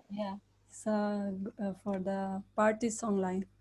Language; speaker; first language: English; non-native, learner; Spanish